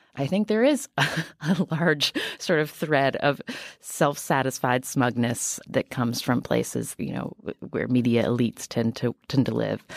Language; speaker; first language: English; native; English